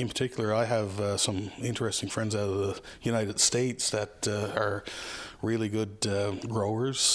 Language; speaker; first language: English; native; English